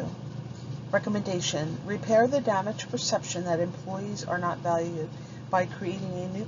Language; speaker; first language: English; native; English